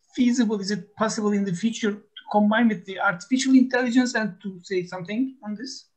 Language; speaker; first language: English; non-native, fluent; Turkish